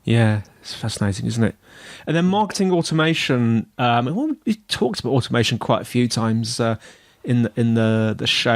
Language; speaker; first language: English; native; English